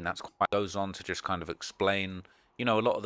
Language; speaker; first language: English; native; English